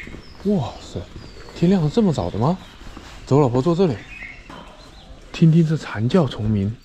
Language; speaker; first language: Chinese; native; Chinese